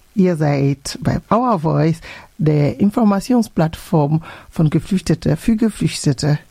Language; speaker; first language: German; non-native, fluent; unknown